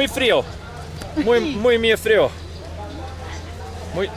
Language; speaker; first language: Spanish; non-native, learner; English